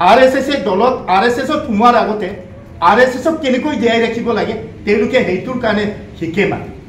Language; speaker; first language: Assamese; non-native, local second language; Mising